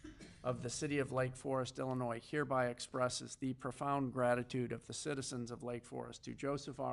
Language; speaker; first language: English; native; English